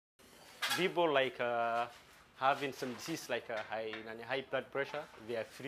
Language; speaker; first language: English; non-native, local second language; Somali